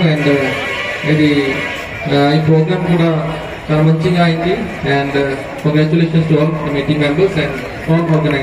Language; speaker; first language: Telugu; non-native, learner; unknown